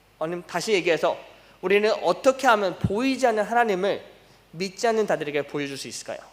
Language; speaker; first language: Korean; early bilingual, heritage; Korean